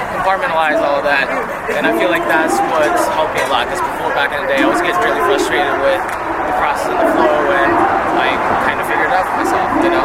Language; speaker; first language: English; non-native, fluent; Russian